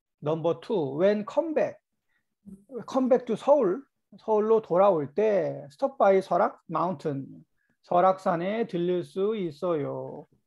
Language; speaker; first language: Korean; native; Korean